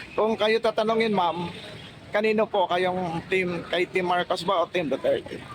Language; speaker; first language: Filipino; native; Filipino